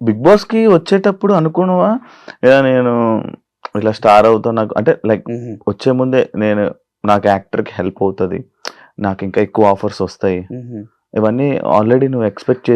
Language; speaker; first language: Telugu; native; Telugu